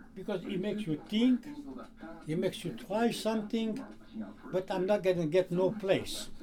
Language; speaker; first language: English; non-native, learner; Armenian